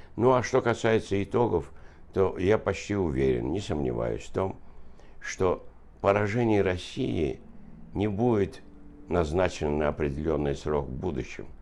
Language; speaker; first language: Russian; non-native, local second language; Azerbaijani